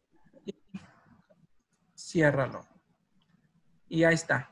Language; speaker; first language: Spanish; early bilingual, heritage; Spanish